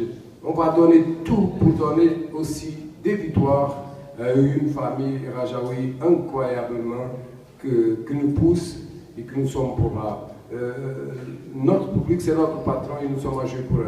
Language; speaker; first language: French; non-native, learner; Portuguese